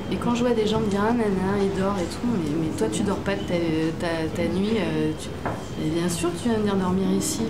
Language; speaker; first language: French; native; French